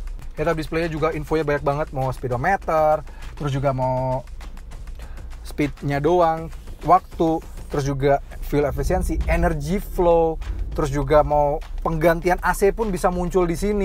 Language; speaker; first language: Indonesian; native; Indonesian